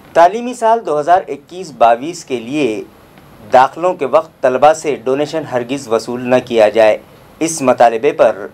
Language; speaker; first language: Urdu; native; Urdu